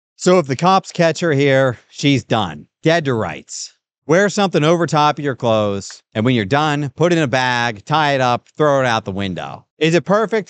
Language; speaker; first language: English; native; English